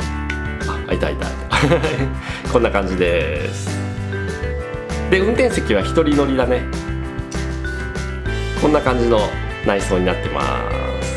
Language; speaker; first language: Japanese; native; Japanese